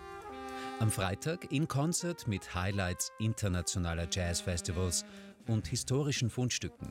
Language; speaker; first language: German; native; German